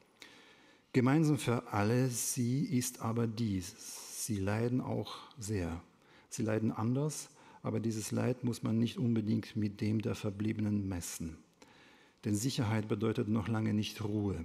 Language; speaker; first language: German; non-native, fluent; Ukrainian